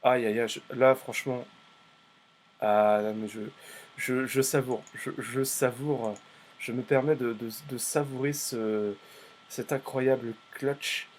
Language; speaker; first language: French; native; French